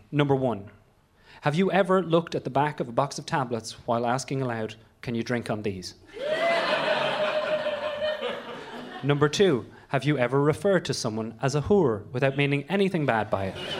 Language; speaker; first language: English; native; English